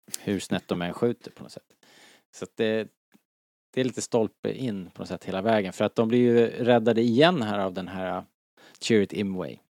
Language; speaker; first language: Swedish; native; Swedish